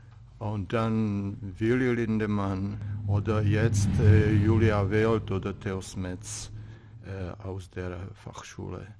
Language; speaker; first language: German; non-native, fluent; Czech